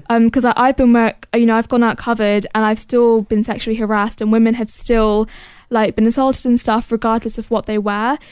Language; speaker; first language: English; early bilingual, other home language; Arabic